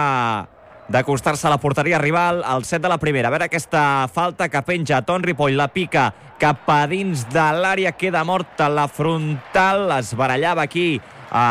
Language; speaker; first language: Catalan; native; Catalan